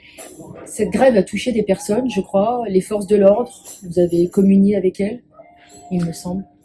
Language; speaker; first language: French; native; French